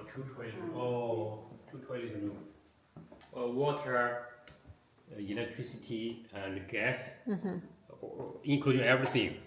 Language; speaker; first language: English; non-native, learner; Chinese